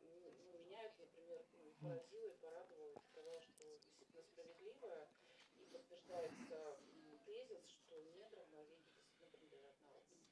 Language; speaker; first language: Russian; native; Russian